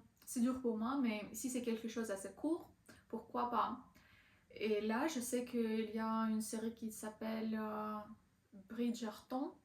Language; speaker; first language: French; non-native, learner; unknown